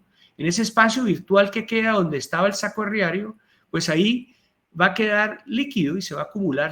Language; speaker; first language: Spanish; native; Spanish